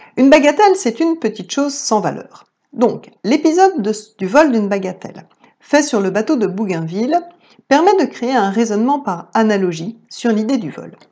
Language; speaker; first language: French; native; French